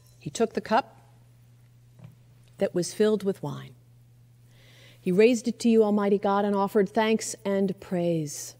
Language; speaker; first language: English; native; English